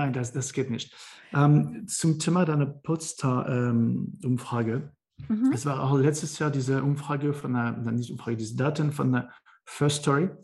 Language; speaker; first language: German; non-native, learner; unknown